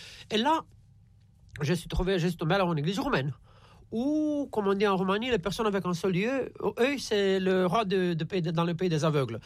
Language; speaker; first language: French; non-native, fluent; Romanian